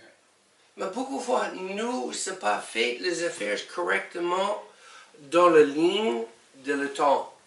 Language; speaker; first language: French; non-native, learner; English